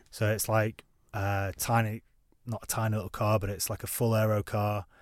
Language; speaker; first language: English; native; English